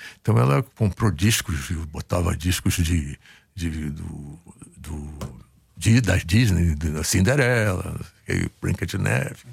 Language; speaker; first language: Portuguese; native; Portuguese